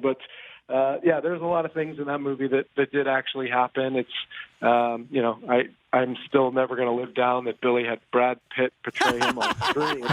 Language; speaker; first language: English; native; English